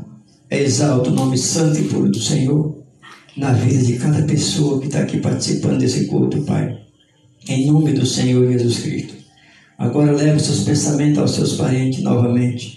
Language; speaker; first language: Portuguese; native; Portuguese